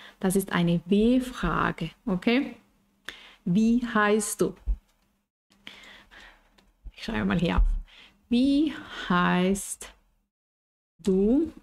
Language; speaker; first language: German; non-native, fluent; Spanish